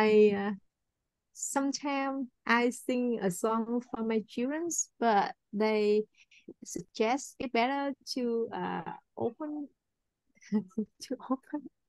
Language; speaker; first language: English; non-native, learner; Vietnamese